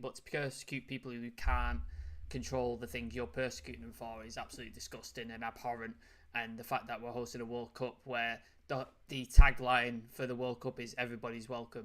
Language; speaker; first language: English; native; English